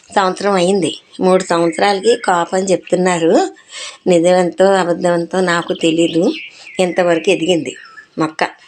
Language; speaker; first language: Telugu; non-native, local second language; Urdu